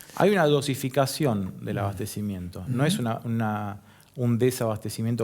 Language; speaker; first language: Spanish; native; Spanish